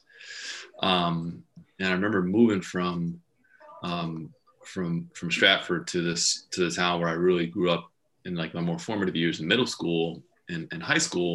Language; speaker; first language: English; native; English